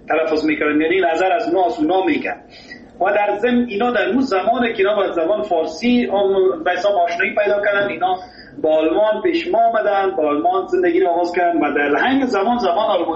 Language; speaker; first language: Persian; native; Persian